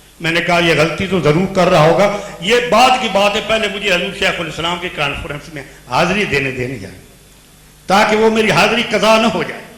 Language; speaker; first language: Urdu; non-native, local second language; Punjabi